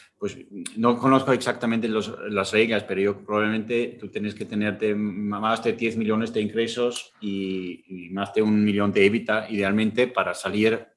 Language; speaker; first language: Spanish; non-native, fluent; German